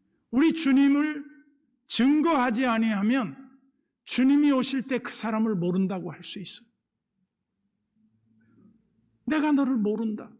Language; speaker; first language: Korean; native; Korean